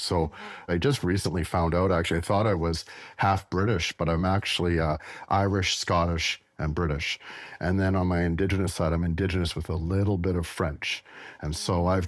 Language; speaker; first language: English; native; English